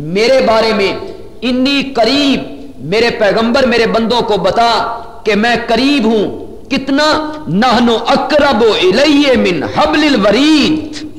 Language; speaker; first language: Urdu; non-native, local second language; Punjabi